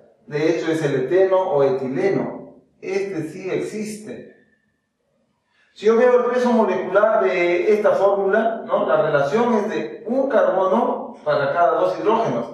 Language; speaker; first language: Spanish; native; Spanish